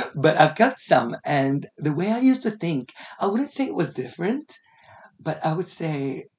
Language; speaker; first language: English; non-native, fluent; Arabic